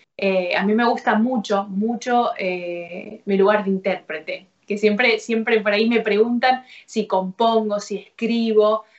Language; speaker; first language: Spanish; native; Spanish